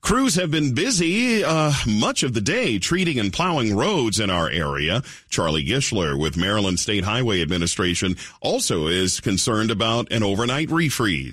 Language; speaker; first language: English; native; English